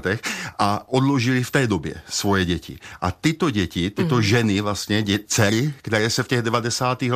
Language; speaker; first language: Czech; native; Czech